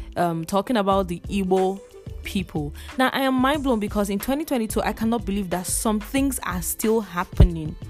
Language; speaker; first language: English; non-native, local second language; Igbo